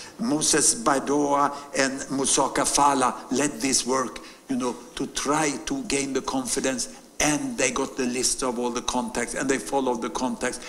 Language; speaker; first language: English; non-native, fluent; Swedish